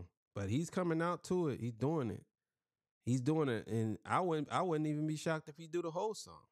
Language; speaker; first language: English; native; English